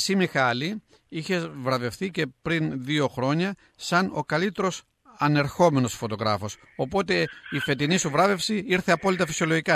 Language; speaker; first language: Greek; native; Greek